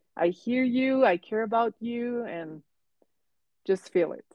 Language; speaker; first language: English; non-native, fluent; Spanish